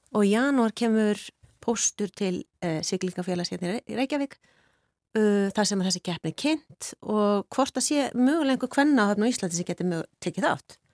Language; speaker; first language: Icelandic; native; Icelandic